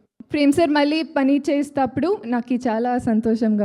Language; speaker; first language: Telugu; non-native, learner; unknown